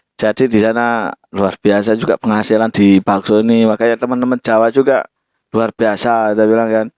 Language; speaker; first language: Indonesian; non-native, local second language; Javanese